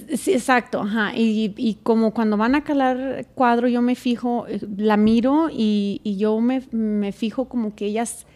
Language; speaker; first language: Spanish; native; Spanish